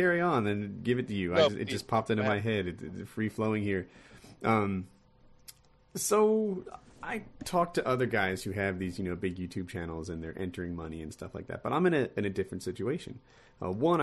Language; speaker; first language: English; native; English